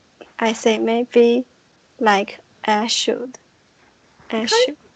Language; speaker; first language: English; non-native, learner; Chinese